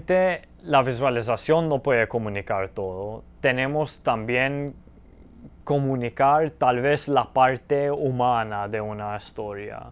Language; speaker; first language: Spanish; early bilingual, heritage; Spanish